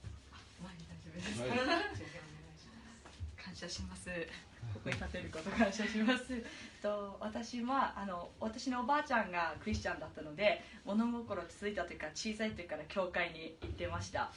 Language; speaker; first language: Japanese; native; Japanese